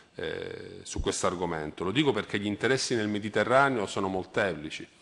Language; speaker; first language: Italian; native; Italian